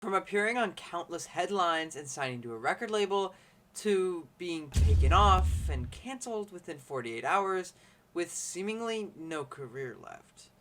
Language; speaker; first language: English; native; English